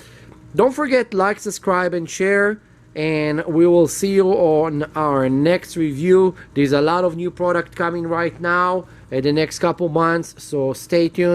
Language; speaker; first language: English; non-native, fluent; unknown